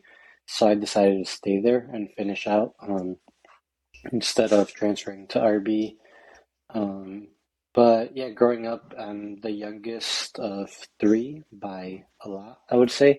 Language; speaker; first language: English; native; English